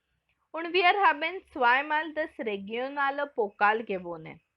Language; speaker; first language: German; non-native, fluent; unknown